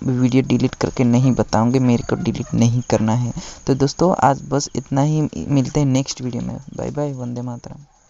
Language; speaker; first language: Hindi; non-native, local second language; Gujarati